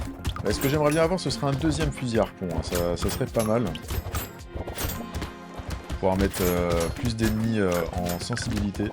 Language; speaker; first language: French; native; French